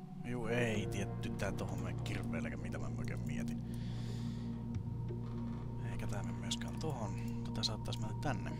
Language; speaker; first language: Finnish; native; Finnish